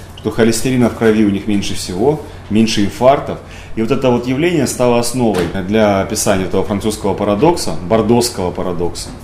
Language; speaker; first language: Russian; native; Russian